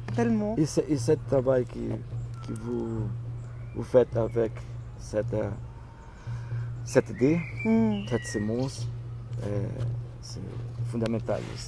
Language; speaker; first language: French; non-native, learner; Portuguese